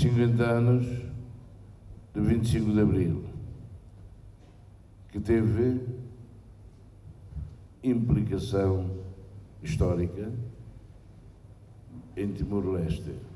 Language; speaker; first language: Portuguese; non-native, local second language; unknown